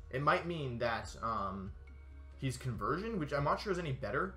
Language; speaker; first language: English; native; English